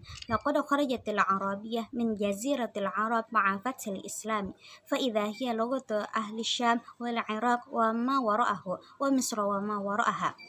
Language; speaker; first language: Arabic; non-native, learner; Indonesian